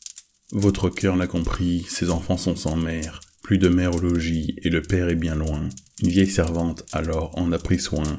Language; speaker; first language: French; native; French